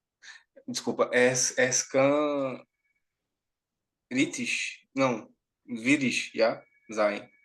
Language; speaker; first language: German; non-native, learner; Portuguese